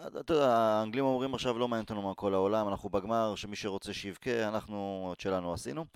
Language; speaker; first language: Hebrew; native; Hebrew